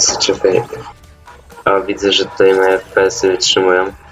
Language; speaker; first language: Polish; native; Polish